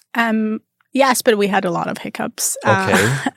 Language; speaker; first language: English; non-native, fluent; Armenian